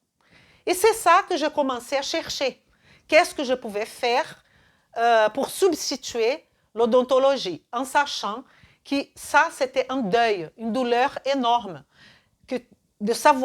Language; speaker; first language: French; non-native, fluent; Portuguese